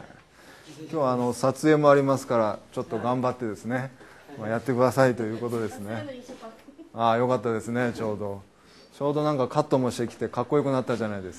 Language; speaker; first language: Japanese; native; Japanese